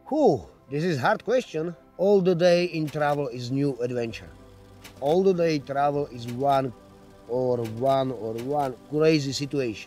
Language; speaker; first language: English; non-native, learner; Slovak